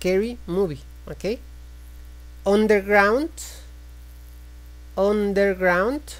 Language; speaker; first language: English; non-native, fluent; Spanish